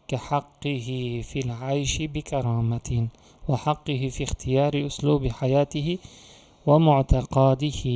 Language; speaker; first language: Arabic; non-native, fluent; Uzbek